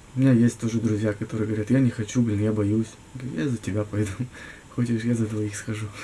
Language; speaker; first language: Ukrainian; non-native, local second language; Russian